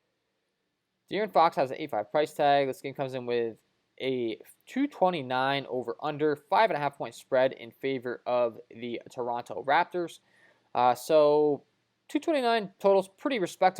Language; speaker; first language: English; native; English